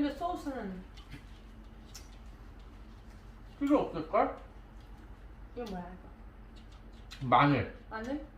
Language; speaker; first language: Korean; non-native, learner; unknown